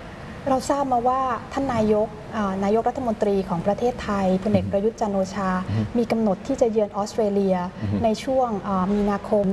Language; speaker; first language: Thai; native; Thai